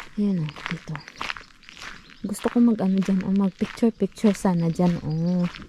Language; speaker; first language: Filipino; non-native, local second language; Cebuano